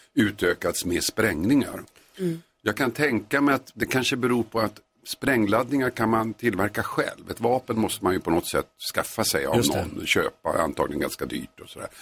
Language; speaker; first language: Swedish; native; Swedish